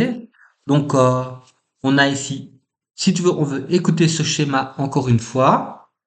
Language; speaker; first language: French; native; French